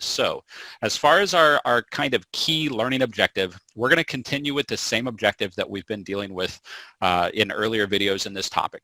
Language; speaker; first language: English; native; English